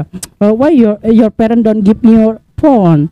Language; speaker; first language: English; non-native, learner; Indonesian